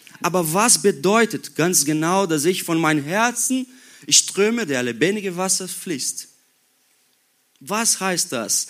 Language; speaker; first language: German; non-native, learner; Portuguese